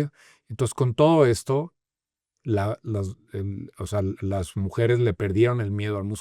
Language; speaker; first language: Spanish; native; Spanish